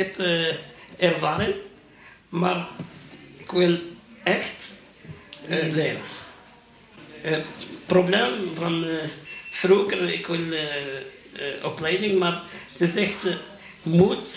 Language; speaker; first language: Dutch; non-native, learner; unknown